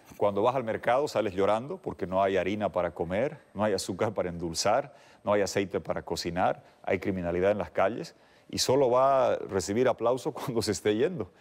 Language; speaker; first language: Spanish; native; Spanish